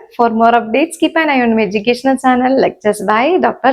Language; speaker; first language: English; non-native, local second language; Malayalam